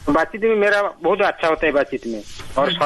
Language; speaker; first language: Hindi; non-native, local second language; Odia